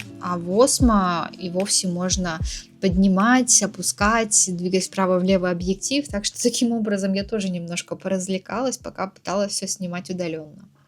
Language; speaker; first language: Russian; native; Russian